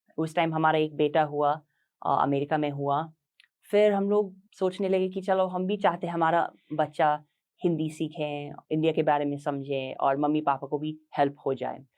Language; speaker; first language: Hindi; non-native, fluent; English